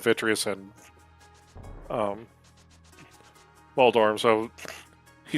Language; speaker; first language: English; native; English